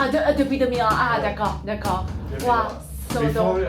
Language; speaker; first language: French; non-native, learner; Chinese